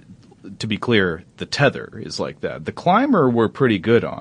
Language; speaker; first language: English; native; English